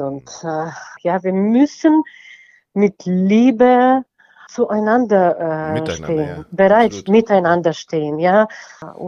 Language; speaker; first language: German; non-native, fluent; Ukrainian